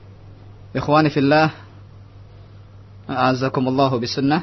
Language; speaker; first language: Arabic; non-native, fluent; Indonesian